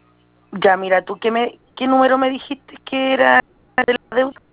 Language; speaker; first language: Spanish; native; Spanish